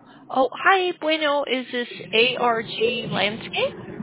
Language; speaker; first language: English; native; English